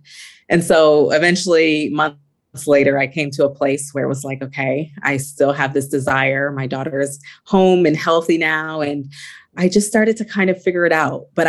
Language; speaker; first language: English; native; English